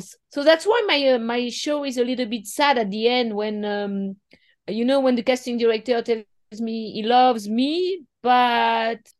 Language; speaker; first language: English; non-native, fluent; French